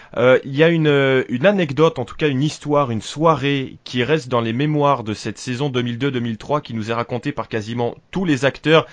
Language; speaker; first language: French; native; French